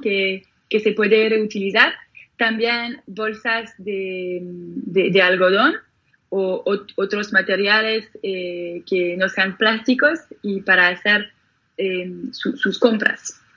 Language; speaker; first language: Spanish; non-native, fluent; French